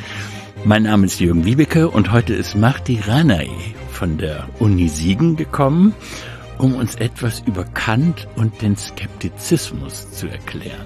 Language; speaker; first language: German; native; German